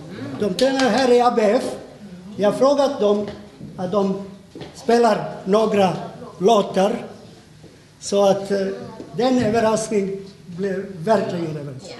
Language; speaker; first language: Swedish; non-native, fluent; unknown